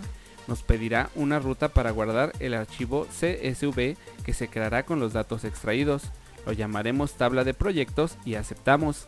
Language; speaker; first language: Spanish; native; Spanish